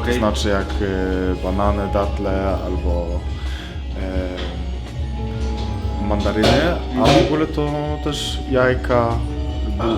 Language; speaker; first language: Polish; non-native, learner; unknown